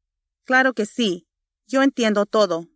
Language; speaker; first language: Spanish; non-native, learner; English